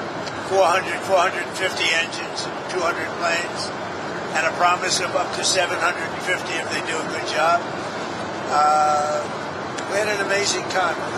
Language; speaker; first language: English; native; English